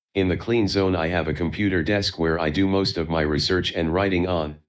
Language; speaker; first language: English; non-native, fluent; Chinese